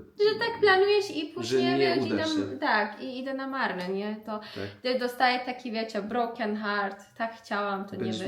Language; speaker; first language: Polish; non-native, learner; Persian